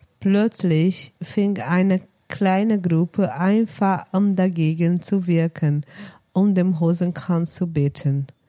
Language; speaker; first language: German; non-native, fluent; Portuguese